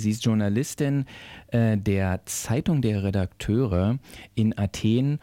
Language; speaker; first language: German; native; German